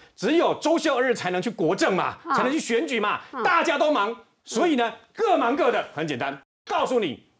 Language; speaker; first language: Chinese; native; Chinese